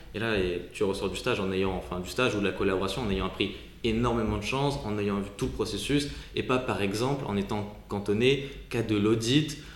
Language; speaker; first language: French; native; French